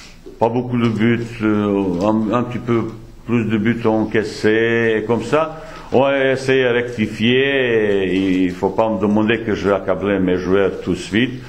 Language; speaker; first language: French; non-native, fluent; Bosnian